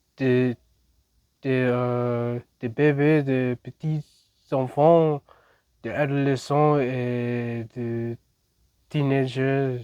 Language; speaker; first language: French; non-native, learner; English